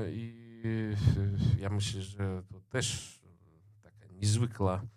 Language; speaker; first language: Polish; non-native, fluent; Russian